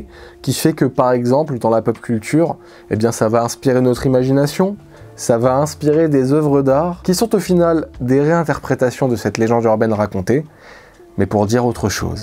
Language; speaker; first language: French; native; French